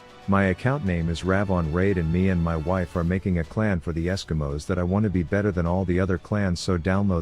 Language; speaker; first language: English; native; English